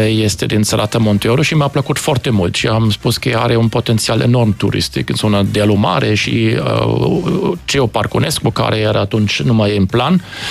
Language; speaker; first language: Romanian; non-native, fluent; German